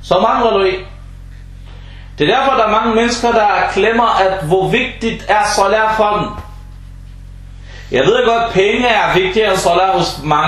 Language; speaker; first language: Danish; non-native, fluent; Arabic